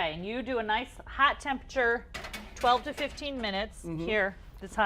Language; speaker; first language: English; native; English